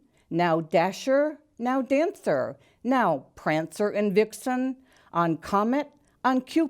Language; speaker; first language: English; native; English